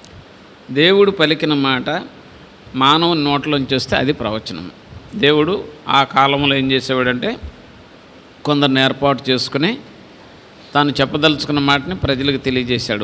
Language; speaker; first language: Telugu; native; Telugu